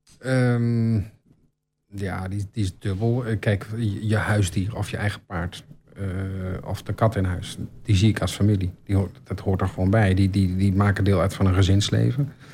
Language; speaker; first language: Dutch; native; Dutch